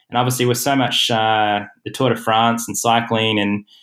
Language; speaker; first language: English; native; English